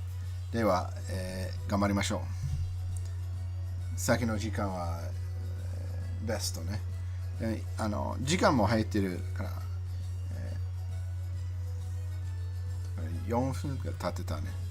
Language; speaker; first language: Japanese; non-native, learner; English